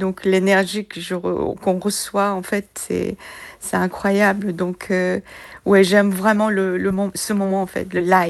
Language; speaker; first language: French; non-native, fluent; Korean